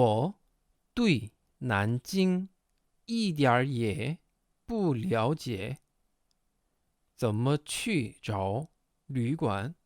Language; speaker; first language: Chinese; non-native, fluent; Korean